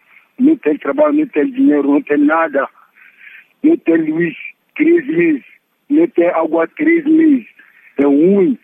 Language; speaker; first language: Portuguese; non-native, learner; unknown